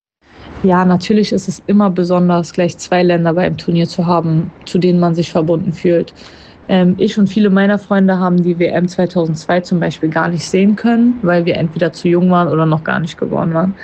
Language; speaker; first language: German; early bilingual, other home language; Turkish